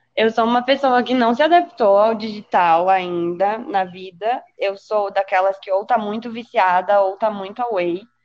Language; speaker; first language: Portuguese; native; Portuguese